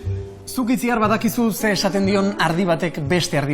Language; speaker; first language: Basque; native; Basque